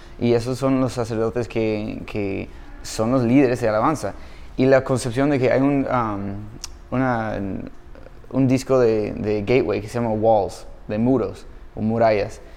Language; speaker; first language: Spanish; non-native, fluent; English